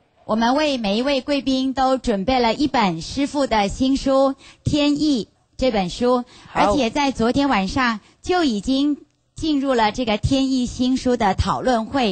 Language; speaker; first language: Chinese; native; Chinese